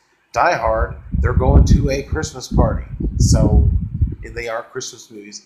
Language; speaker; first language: English; native; English